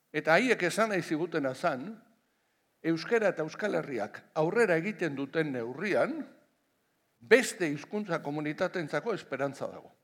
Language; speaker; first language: Basque; non-native, local second language; Spanish